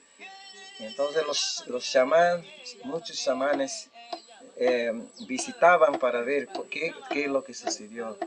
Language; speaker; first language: Spanish; non-native, local second language; Shipibo-Conibo